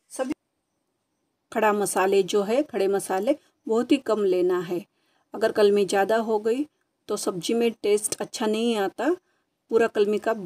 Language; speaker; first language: Hindi; non-native, local second language; Marathi